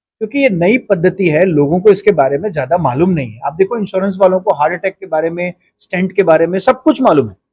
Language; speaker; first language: Hindi; native; Hindi